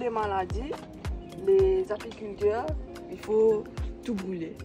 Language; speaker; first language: French; non-native, local second language; Morisyen